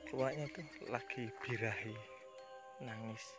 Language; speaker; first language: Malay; non-native, local second language; Javanese